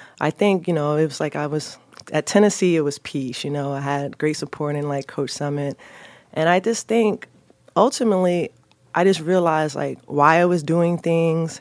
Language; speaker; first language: English; native; English